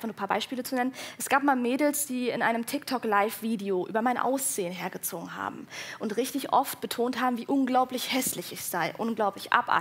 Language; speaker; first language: German; native; German